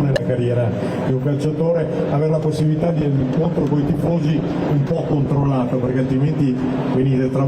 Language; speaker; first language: Italian; native; Italian